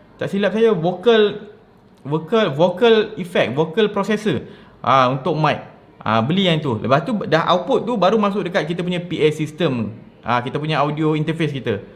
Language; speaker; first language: Malay; native; Malay